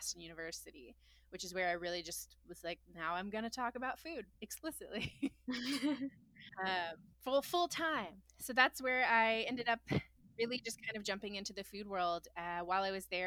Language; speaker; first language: English; native; English